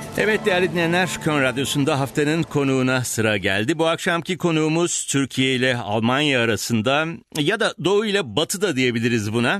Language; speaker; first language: Turkish; native; Turkish